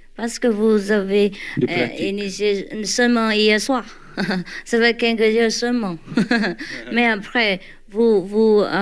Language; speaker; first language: French; non-native, learner; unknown